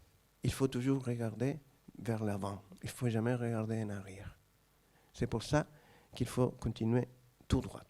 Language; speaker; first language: French; non-native, fluent; Spanish